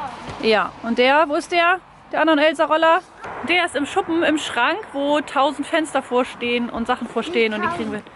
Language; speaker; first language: German; native; German